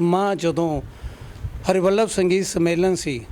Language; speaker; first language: Hindi; non-native, local second language; Punjabi